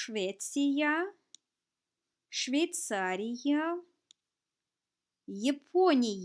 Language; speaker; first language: Russian; non-native, fluent; English